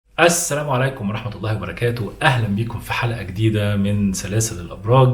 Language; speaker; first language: Arabic; native; Arabic